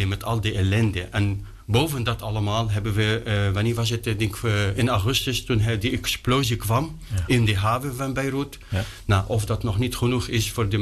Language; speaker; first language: Dutch; non-native, fluent; Arabic